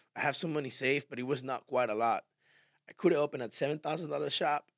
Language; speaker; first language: English; early bilingual, other home language; Spanish